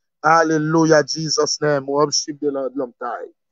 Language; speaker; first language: English; non-native, learner; Haitian Creole